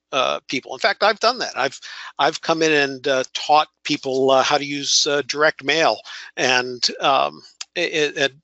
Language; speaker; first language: English; native; English